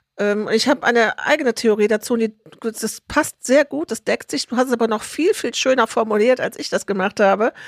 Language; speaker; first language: German; native; German